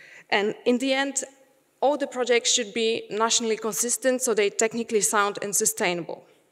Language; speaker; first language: English; non-native, fluent; Polish